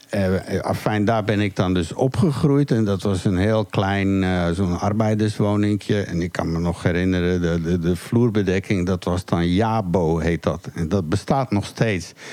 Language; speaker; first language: Dutch; early bilingual, other home language; Hungarian